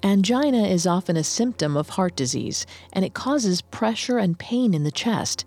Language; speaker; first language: English; native; English